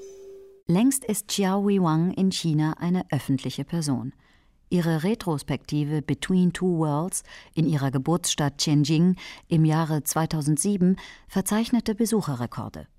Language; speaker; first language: German; native; German